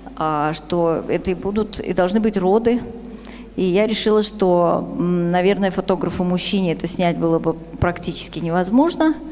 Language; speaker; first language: Russian; native; Russian